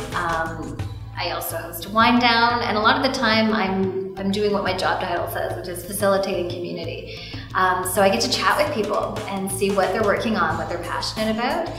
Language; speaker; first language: English; native; English